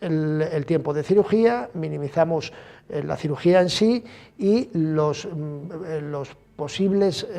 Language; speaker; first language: Spanish; native; Spanish